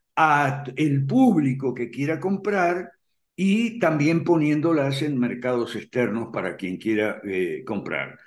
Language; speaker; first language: Spanish; native; Spanish